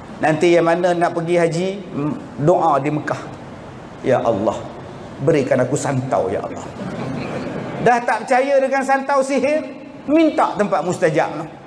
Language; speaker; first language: Malay; native; Malay